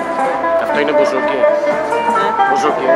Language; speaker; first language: Greek; non-native, learner; Spanish